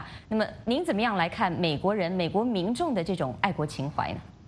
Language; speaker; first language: Chinese; native; Chinese